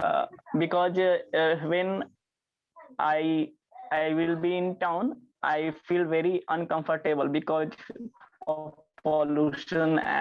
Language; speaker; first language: English; non-native, learner; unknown